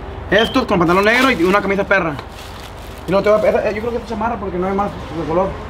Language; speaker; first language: Spanish; early bilingual, heritage; Spanish